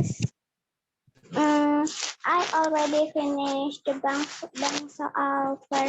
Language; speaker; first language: English; non-native, learner; Indonesian